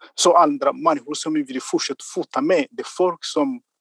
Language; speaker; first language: Swedish; non-native, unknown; Kinyarwanda